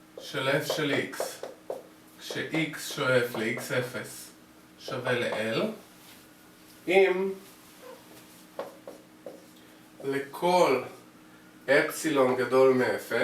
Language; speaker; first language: Hebrew; native; Hebrew